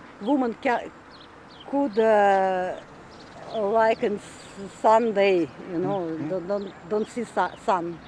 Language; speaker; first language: English; non-native, learner; Russian